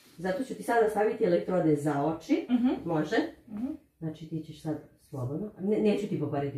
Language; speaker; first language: Serbian; native; Serbian